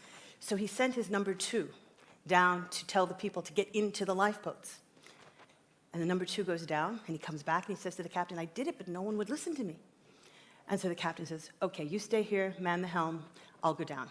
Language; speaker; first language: English; native; English